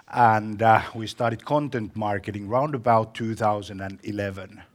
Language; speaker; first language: English; non-native, fluent; Finnish